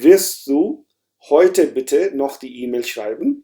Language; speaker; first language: German; non-native, fluent; Urdu